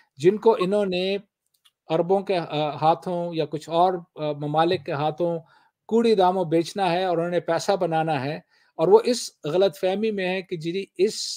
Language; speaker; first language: Urdu; non-native, local second language; Pashto